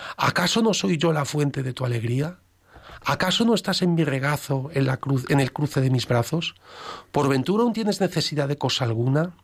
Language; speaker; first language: Spanish; native; Spanish